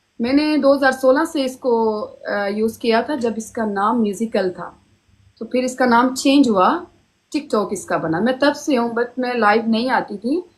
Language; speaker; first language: Urdu; early bilingual, heritage; Hindi